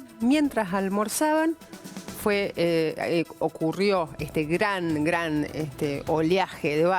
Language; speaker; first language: Spanish; native; Spanish